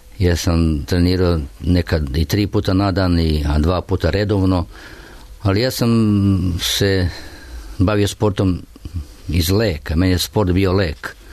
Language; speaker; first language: Serbian; native; Serbian